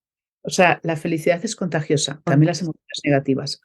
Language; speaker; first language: Spanish; native; Spanish